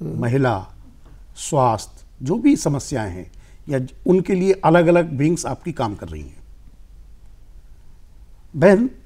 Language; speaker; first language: Hindi; native; Hindi